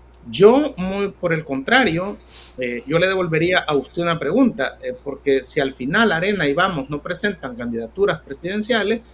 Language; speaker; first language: Spanish; native; Spanish